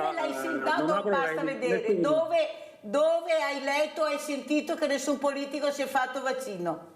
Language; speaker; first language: Italian; native; Italian